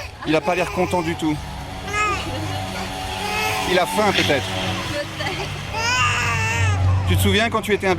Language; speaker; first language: French; native; French